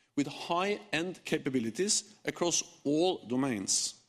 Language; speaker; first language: English; non-native, fluent; Norwegian